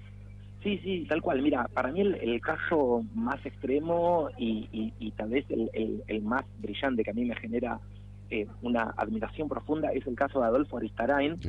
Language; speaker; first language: Spanish; native; Spanish